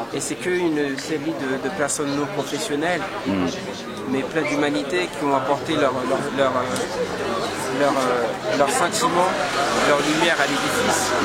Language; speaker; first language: French; native; French